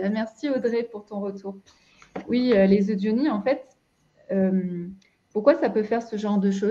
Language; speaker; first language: French; native; French